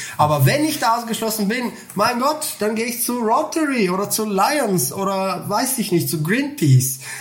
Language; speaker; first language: German; non-native, fluent; Bulgarian